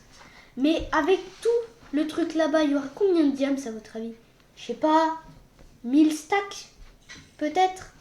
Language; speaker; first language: French; native; French